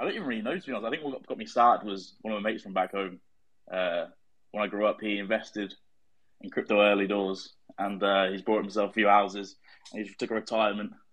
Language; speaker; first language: English; native; English